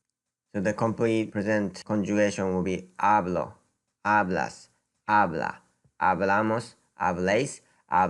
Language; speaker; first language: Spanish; non-native, fluent; Japanese